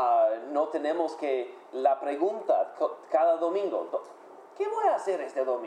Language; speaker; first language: Spanish; non-native, fluent; English